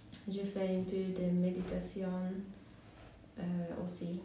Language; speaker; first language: French; non-native, learner; Hungarian